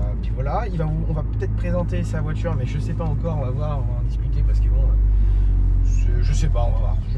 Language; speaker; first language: French; native; French